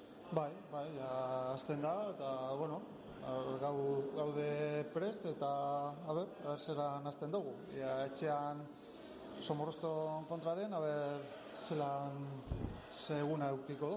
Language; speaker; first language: Basque; non-native, local second language; Spanish